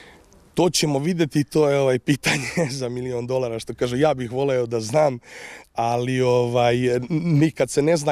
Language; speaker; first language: Serbian; native; Serbian